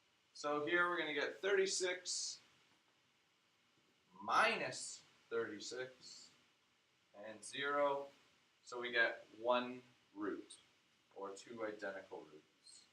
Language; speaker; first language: English; native; English